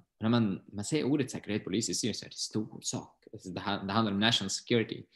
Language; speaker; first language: Swedish; non-native, fluent; Arabic